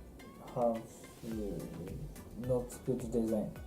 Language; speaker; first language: English; non-native, learner; Japanese